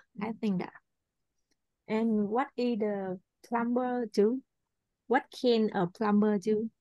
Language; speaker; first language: English; non-native, learner; Vietnamese